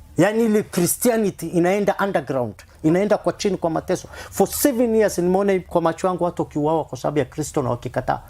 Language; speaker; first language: Swahili; non-native, fluent; Somali